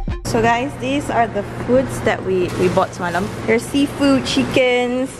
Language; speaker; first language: English; non-native, local second language; Malay